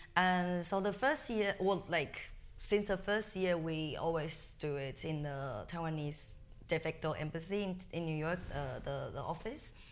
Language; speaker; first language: English; non-native, fluent; Chinese